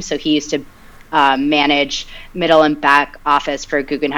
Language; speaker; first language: English; early bilingual, other home language; Spanish